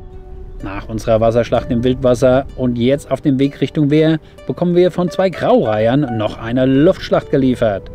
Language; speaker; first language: German; native; German